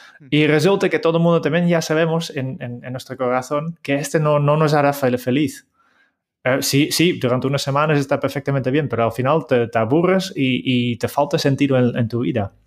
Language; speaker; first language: Spanish; non-native, fluent; Dutch